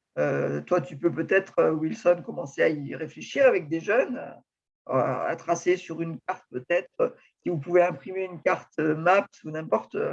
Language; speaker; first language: French; native; French